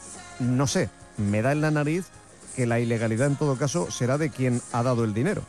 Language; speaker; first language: Spanish; native; Spanish